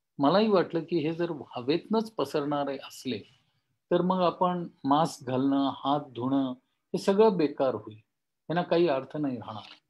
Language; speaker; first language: Marathi; non-native, local second language; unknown